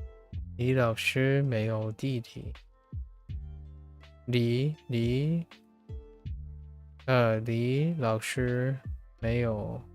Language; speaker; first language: Chinese; non-native, learner; English